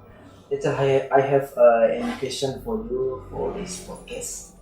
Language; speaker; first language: English; non-native, learner; Indonesian